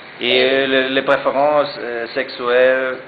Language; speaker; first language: French; non-native, learner; German